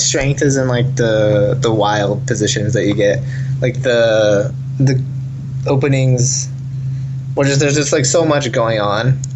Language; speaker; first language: English; native; English